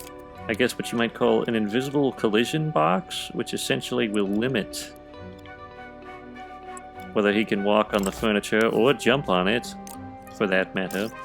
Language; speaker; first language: English; native; English